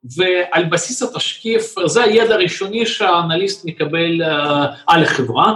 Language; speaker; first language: Hebrew; non-native, fluent; Russian